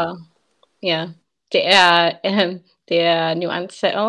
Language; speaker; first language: Danish; non-native, learner; English